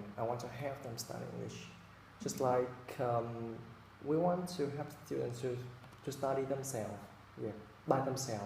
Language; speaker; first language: English; non-native, fluent; Vietnamese